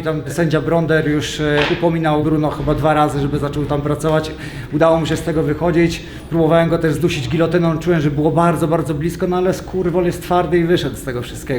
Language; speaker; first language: Polish; native; Polish